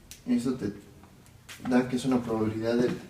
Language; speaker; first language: Spanish; native; Spanish